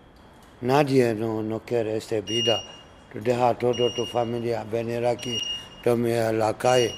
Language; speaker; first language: Spanish; non-native, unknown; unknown